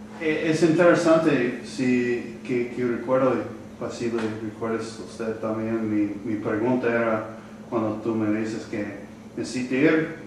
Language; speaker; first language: Spanish; non-native, learner; English